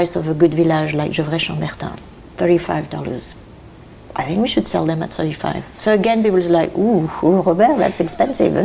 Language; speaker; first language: English; non-native, fluent; French